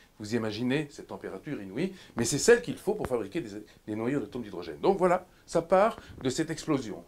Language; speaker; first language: French; native; French